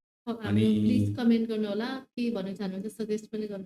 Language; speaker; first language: Nepali; native; Nepali